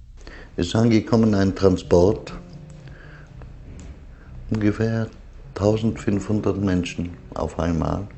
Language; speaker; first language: German; non-native, learner; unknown